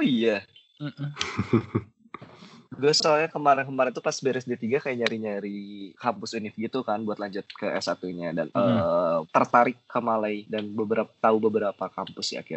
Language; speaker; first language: Indonesian; native; Indonesian